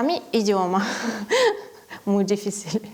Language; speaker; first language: Spanish; non-native, learner; Ukrainian